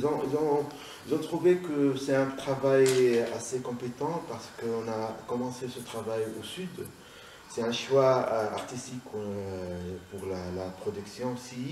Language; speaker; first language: French; non-native, local second language; Arabic